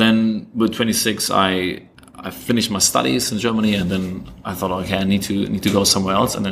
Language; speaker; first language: English; non-native, fluent; German